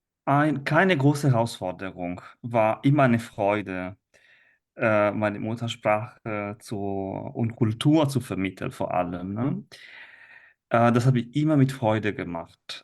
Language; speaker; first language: German; non-native, fluent; Italian